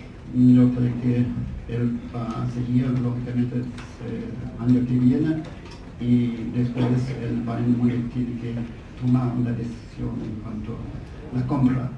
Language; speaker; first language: Spanish; non-native, fluent; German